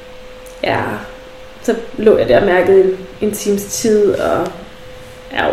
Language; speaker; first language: Danish; native; Danish